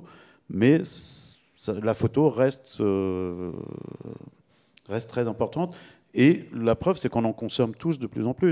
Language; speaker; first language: French; native; French